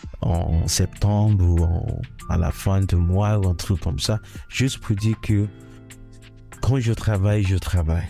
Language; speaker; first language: French; non-native, fluent; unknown